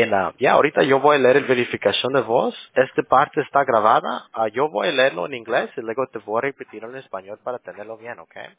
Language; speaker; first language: Spanish; early bilingual, heritage; Spanish